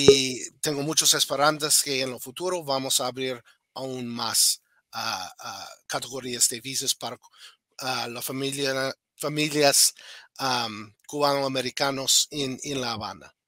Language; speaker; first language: Spanish; non-native, fluent; English